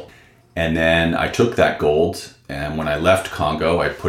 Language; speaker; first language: English; native; English